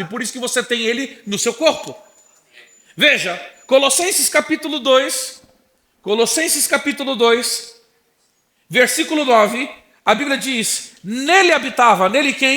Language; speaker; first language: Portuguese; native; Portuguese